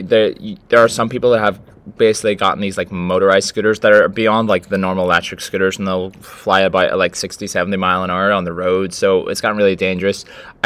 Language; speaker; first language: English; native; English